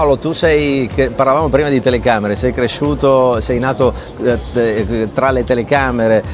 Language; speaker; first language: Italian; native; Italian